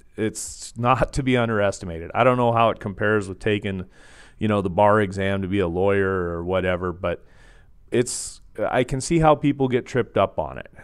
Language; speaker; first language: English; native; English